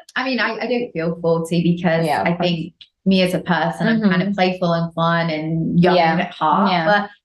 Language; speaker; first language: English; native; English